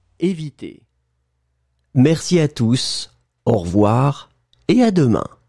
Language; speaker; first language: French; native; French